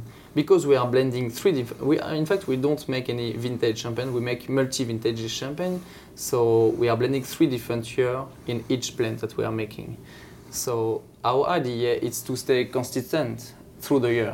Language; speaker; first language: English; non-native, fluent; French